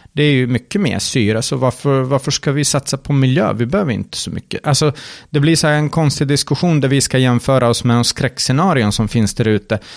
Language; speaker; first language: Swedish; early bilingual, other home language; Serbian